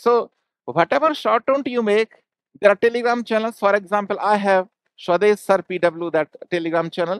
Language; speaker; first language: English; non-native, local second language; Hindi